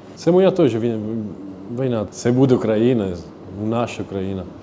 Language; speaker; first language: Ukrainian; non-native, learner; Italian